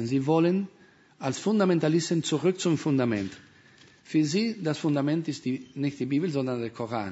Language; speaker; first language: German; non-native, fluent; Spanish